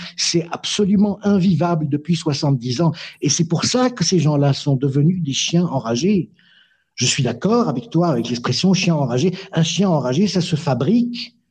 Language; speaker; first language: French; non-native, local second language; Arabic